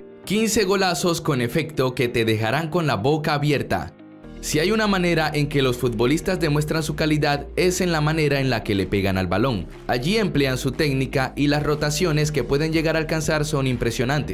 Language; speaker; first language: Spanish; native; Spanish